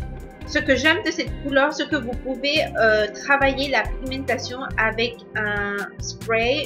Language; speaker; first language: French; non-native, fluent; Spanish